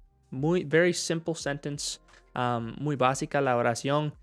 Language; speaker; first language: Spanish; non-native, fluent; English